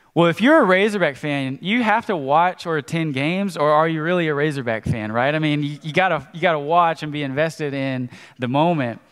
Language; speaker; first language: English; native; English